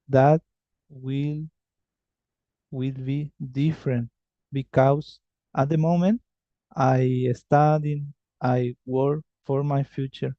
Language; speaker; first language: English; non-native, learner; Spanish